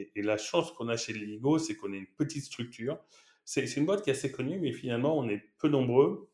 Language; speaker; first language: French; native; French